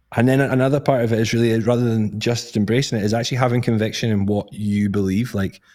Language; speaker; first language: English; native; English